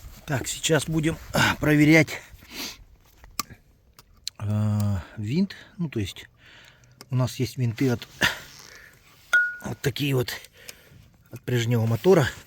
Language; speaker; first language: Russian; native; Russian